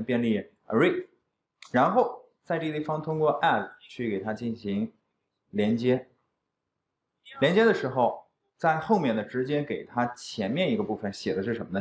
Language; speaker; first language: Chinese; native; Chinese